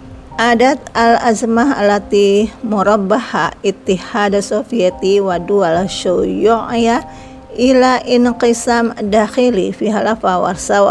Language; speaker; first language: Arabic; non-native, fluent; Indonesian